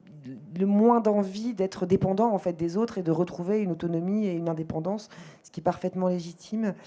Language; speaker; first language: French; native; French